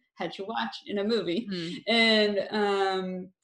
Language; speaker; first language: English; non-native, fluent; Portuguese